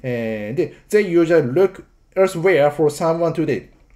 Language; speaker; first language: English; non-native, fluent; Japanese